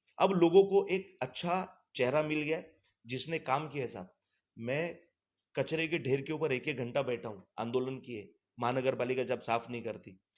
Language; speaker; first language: Hindi; non-native, local second language; Gujarati